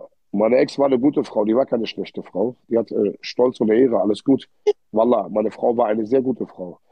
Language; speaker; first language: German; early bilingual, other home language; Arabic